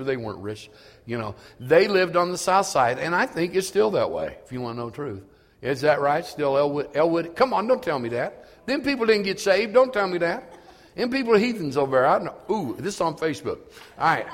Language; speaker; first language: English; native; English